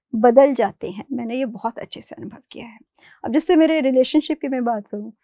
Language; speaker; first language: Hindi; native; Hindi